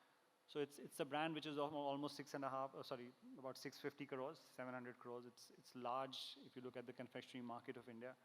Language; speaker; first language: English; non-native, local second language; Hindi